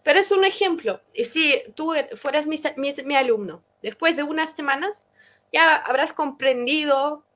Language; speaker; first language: Spanish; non-native, fluent; Russian